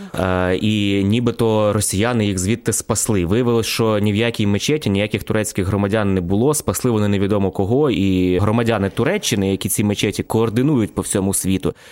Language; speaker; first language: Ukrainian; native; Ukrainian